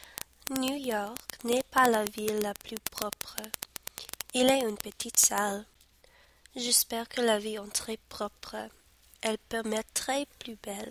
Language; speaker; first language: French; non-native, learner; English